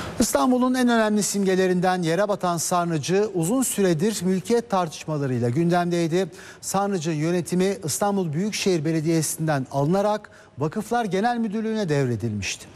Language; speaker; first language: Turkish; native; Turkish